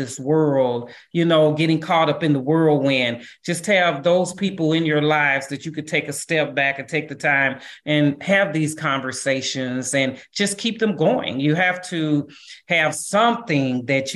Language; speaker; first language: English; native; English